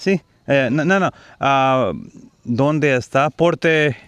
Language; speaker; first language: Spanish; non-native, learner; Hindi